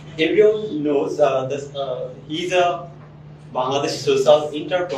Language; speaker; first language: English; non-native, learner; Bangla